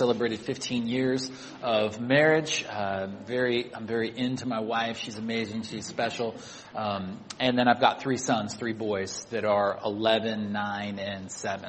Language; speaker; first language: English; native; English